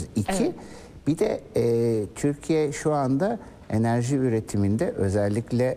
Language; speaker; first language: Turkish; native; Turkish